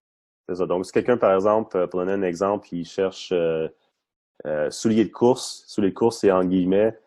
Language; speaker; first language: French; non-native, local second language; English